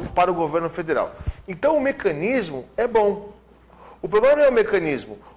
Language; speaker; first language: Portuguese; native; Portuguese